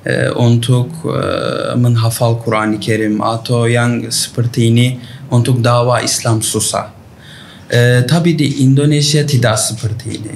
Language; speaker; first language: Indonesian; non-native, learner; Turkish